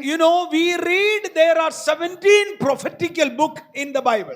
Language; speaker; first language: English; non-native, local second language; Malayalam